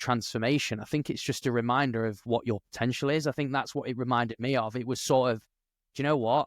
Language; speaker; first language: English; native; English